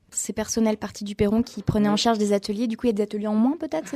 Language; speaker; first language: French; native; French